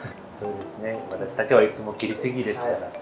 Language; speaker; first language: Japanese; non-native, learner; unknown